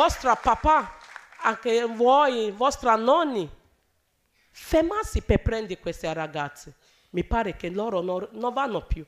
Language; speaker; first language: Italian; non-native, learner; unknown